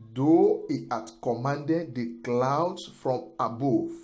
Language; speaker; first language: English; non-native, local second language; Yoruba